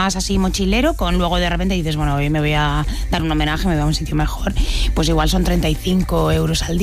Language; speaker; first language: Spanish; native; Spanish